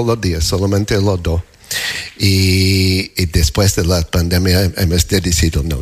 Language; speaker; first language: Spanish; non-native, learner; English